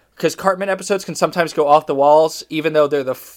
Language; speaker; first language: English; native; English